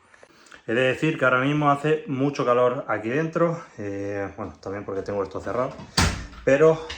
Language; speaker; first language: Spanish; native; Spanish